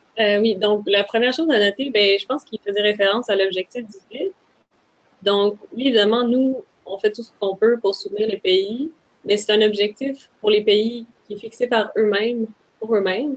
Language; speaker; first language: French; native; French